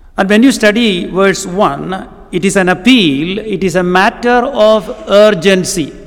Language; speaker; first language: English; non-native, local second language; Malayalam